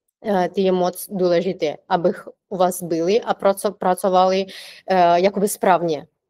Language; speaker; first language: Czech; non-native, fluent; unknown